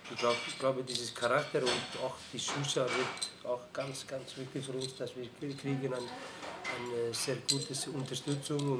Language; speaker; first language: German; non-native, fluent; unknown